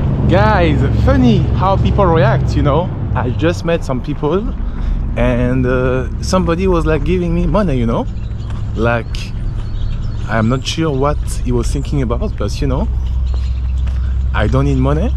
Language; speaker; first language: English; non-native, fluent; French